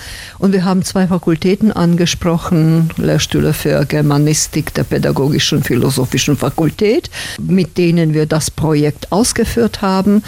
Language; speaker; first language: German; non-native, fluent; Slovak